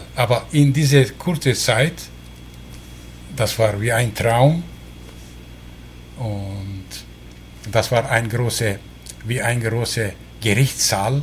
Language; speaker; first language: German; non-native, learner; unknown